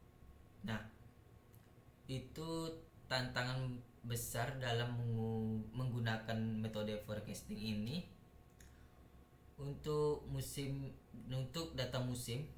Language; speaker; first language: Indonesian; native; Indonesian